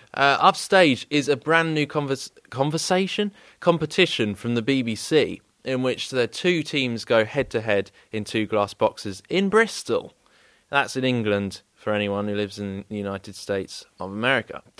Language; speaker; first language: English; native; English